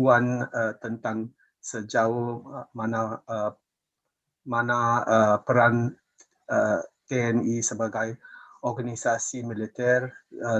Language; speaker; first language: Indonesian; non-native, fluent; English